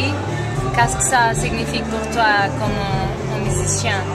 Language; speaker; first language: French; non-native, learner; Portuguese